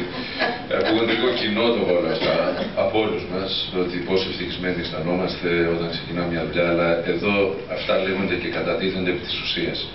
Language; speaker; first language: Greek; native; Greek